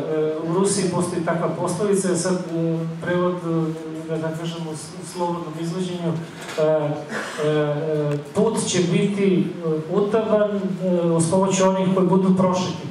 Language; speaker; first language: Bosnian; native; Bosnian